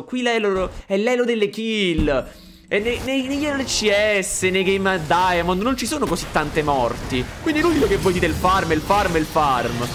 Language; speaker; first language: Italian; native; Italian